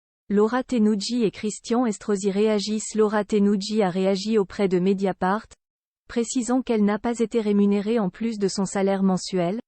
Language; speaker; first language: French; native; French